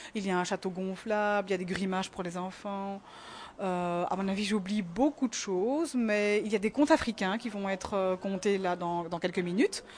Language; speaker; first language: French; native; French